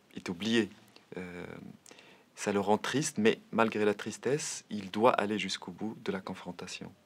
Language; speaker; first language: French; non-native, local second language; Arabic